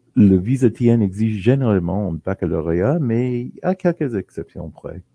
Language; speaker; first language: French; non-native, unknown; English